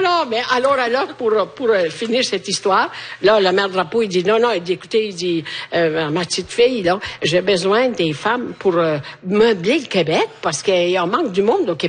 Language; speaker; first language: French; non-native, fluent; Italian